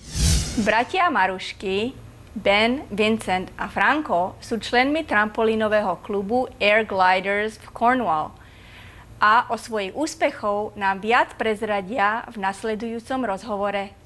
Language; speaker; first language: Slovak; native; Slovak